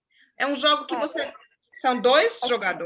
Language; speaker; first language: Portuguese; non-native, fluent; German